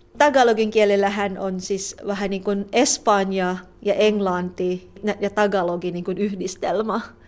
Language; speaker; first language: Finnish; non-native, fluent; Filipino